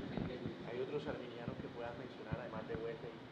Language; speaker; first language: Spanish; native; Spanish